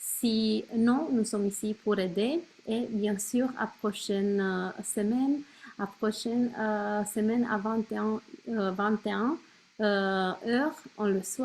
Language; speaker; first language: French; non-native, learner; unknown